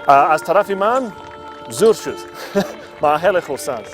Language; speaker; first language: Persian; native; Persian